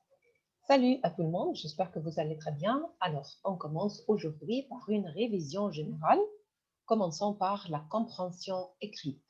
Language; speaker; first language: French; non-native, fluent; Arabic